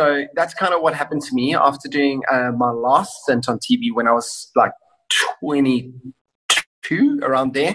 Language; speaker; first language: English; native; English